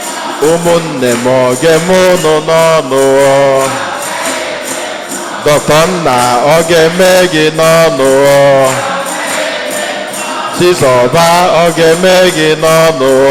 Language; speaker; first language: Igbo; native; Igbo